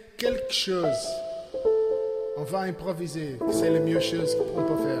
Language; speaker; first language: French; non-native, fluent; Portuguese